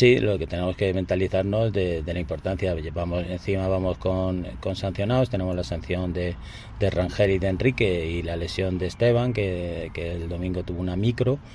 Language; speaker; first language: Spanish; native; Spanish